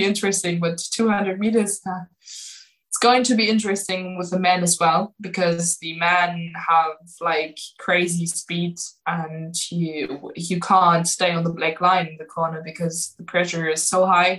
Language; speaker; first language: English; non-native, fluent; German